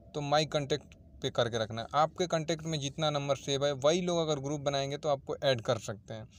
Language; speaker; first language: Hindi; native; Hindi